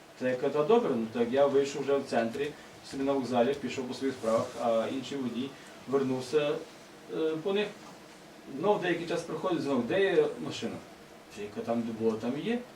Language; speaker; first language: Ukrainian; native; Ukrainian